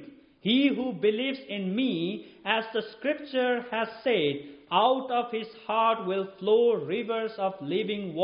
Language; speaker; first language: English; non-native, local second language; Nepali